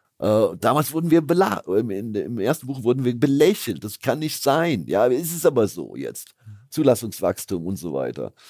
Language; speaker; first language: German; native; German